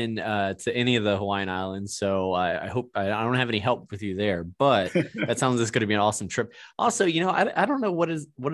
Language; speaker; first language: English; native; English